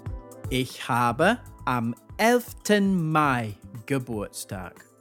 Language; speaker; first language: German; non-native, fluent; English